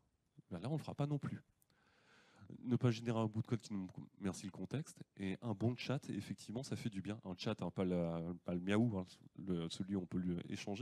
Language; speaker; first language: French; native; French